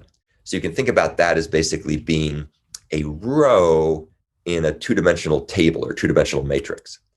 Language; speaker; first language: English; native; English